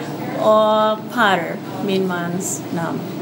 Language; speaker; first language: Norwegian; early bilingual, heritage; English